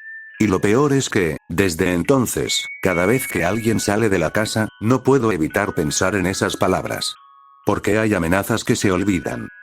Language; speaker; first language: Spanish; native; Spanish